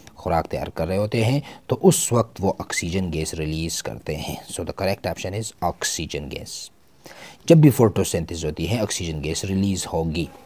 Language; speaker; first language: Urdu; non-native, local second language; Pashto